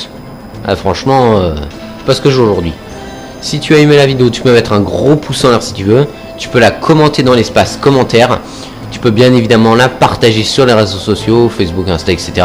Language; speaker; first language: French; native; French